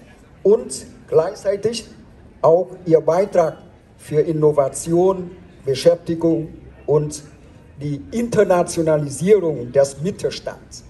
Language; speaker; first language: German; non-native, fluent; Vietnamese